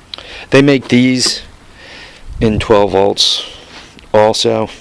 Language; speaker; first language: English; native; English